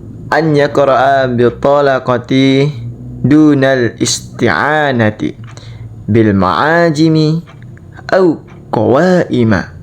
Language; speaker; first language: Arabic; non-native, learner; Indonesian